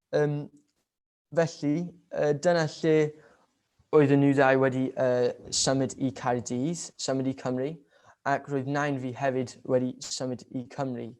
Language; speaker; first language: Welsh; non-native, local second language; English